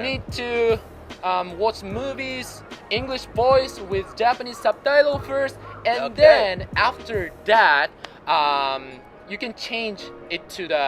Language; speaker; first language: English; non-native, fluent; Japanese